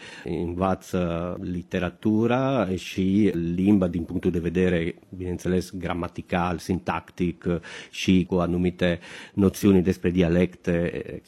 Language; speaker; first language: Romanian; non-native, fluent; Italian